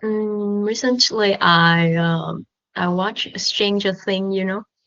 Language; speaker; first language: English; non-native, learner; Vietnamese